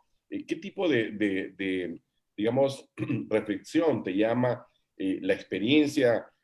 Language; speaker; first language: Spanish; native; Spanish